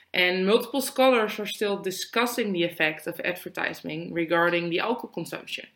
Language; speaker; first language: English; non-native, fluent; Dutch